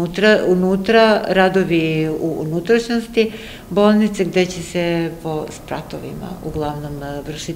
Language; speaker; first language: Serbian; native; Serbian